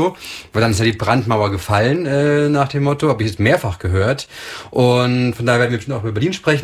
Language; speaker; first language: German; native; German